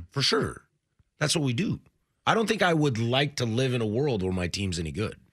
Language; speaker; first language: English; native; English